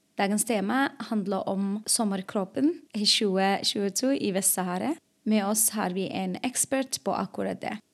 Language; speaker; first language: Norwegian; non-native, fluent; Arabic